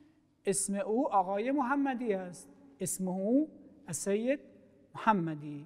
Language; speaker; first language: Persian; non-native, fluent; Arabic